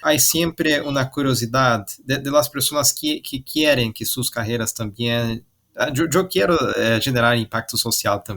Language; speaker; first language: Portuguese; non-native, learner; Spanish